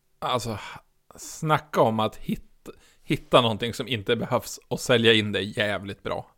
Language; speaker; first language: Swedish; native; Swedish